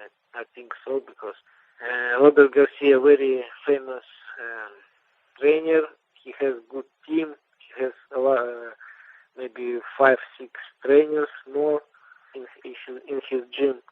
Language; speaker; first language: English; non-native, learner; Russian